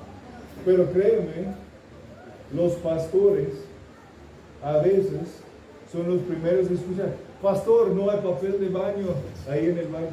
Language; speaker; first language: Spanish; non-native, fluent; English